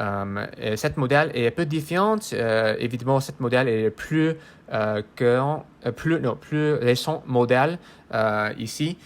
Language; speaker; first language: French; non-native, learner; English